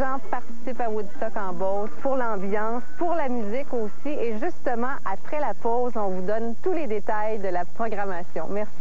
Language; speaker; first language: French; native; French